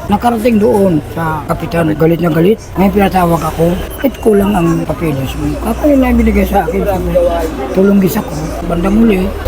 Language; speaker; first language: Filipino; non-native, local second language; Waray